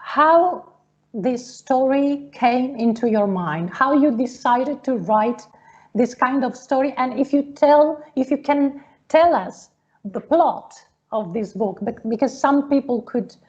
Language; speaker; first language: English; non-native, fluent; Italian